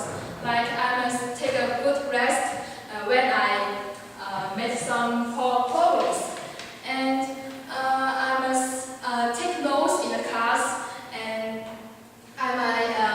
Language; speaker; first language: English; non-native, learner; Chinese